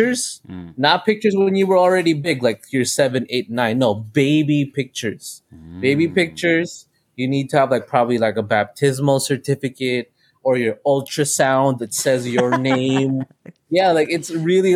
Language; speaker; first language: English; non-native, local second language; Cebuano